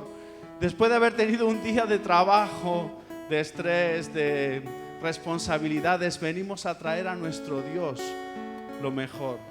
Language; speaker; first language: Spanish; native; Spanish